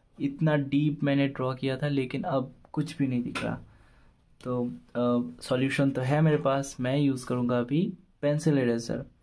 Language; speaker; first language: Hindi; non-native, local second language; Bangla